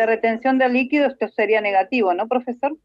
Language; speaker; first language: Spanish; native; Spanish